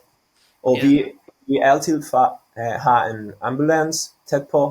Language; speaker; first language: Danish; non-native, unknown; Catalan